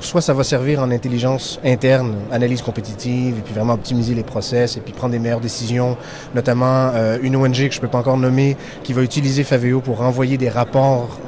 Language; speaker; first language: French; native; French